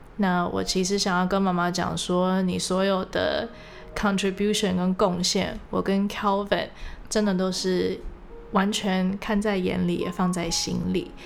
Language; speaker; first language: Chinese; early bilingual, heritage; Chinese